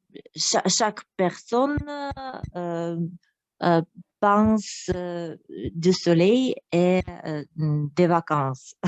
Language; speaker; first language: French; non-native, learner; Russian